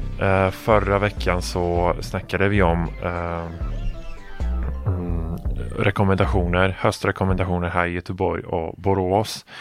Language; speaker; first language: Swedish; non-native, fluent; Polish